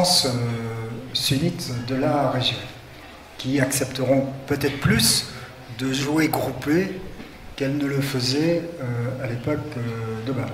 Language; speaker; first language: French; native; French